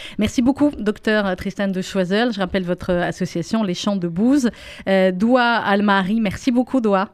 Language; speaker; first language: French; native; French